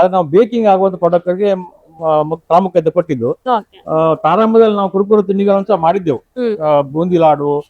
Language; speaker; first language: Kannada; non-native, local second language; Konkani